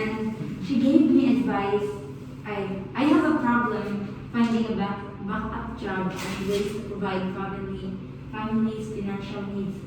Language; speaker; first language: English; non-native, learner; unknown